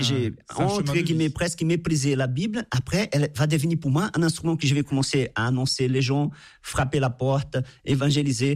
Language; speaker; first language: French; non-native, fluent; Portuguese